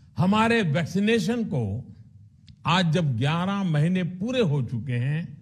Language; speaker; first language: Hindi; non-native, local second language; Gujarati